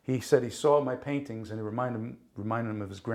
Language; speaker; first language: English; early bilingual, other home language; Italian